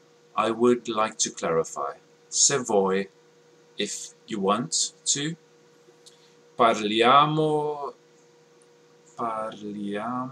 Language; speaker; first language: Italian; non-native, learner; English